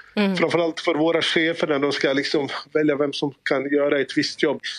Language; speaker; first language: Swedish; early bilingual, other home language; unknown